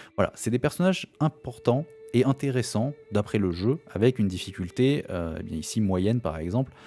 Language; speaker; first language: French; native; French